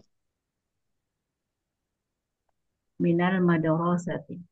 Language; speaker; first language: Arabic; non-native, learner; Malay